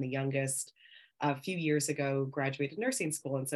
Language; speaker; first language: English; native; English